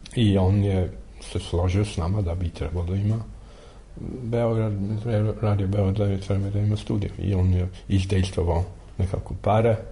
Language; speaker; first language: Serbian; non-native, fluent; English